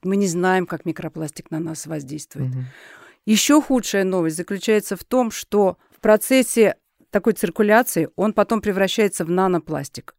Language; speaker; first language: Russian; native; Russian